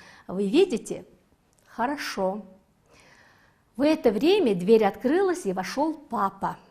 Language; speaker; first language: Russian; non-native, fluent; Mongolian